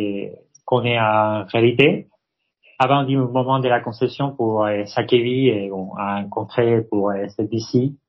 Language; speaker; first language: French; non-native, fluent; Spanish